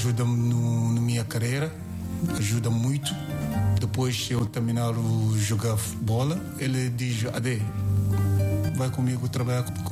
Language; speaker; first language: Portuguese; non-native, learner; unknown